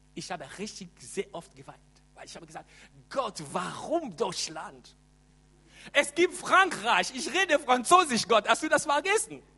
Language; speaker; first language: German; non-native, fluent; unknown